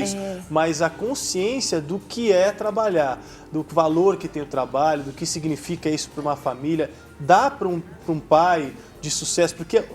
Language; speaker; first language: Portuguese; native; Portuguese